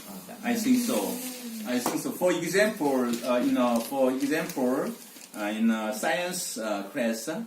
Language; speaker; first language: English; non-native, learner; Korean